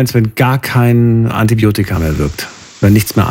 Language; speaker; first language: German; native; German